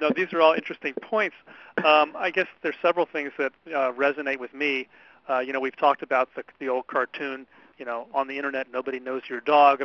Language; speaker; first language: English; native; English